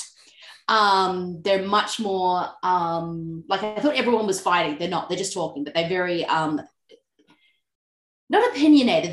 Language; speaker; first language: English; native; English